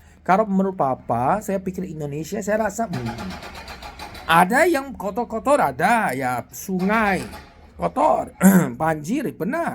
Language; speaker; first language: Indonesian; non-native, learner; Chinese